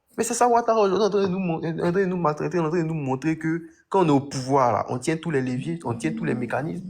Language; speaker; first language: French; native; French